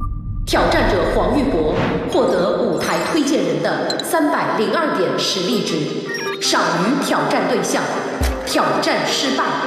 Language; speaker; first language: Chinese; native; Chinese